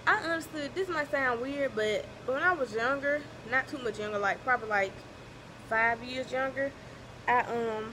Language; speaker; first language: English; native; English